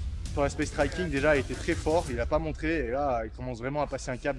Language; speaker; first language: French; native; French